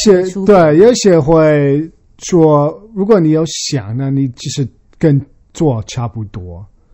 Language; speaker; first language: Chinese; early bilingual, heritage; Chinese